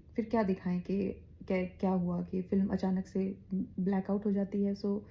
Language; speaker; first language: Hindi; native; Hindi